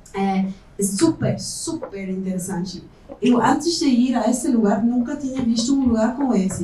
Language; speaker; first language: Portuguese; non-native, fluent; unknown